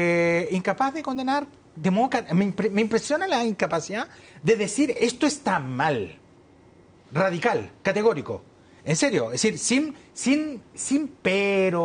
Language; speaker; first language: Spanish; native; Spanish